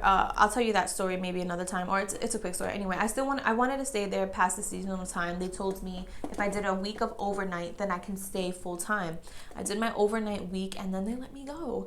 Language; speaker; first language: English; native; English